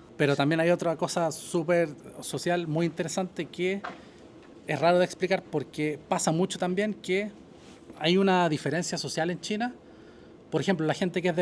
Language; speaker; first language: Spanish; native; Spanish